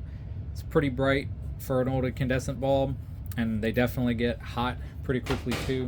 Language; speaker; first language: English; native; English